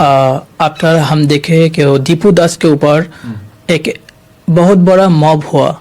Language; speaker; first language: Hindi; non-native, learner; Bangla